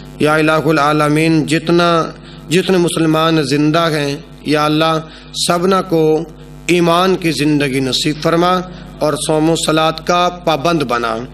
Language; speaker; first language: Urdu; non-native, local second language; Pashto